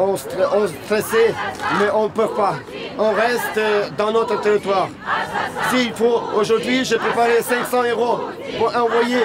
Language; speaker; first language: French; non-native, learner; Ukrainian